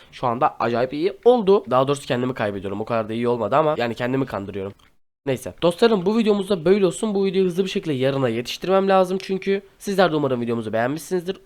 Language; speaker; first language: Turkish; native; Turkish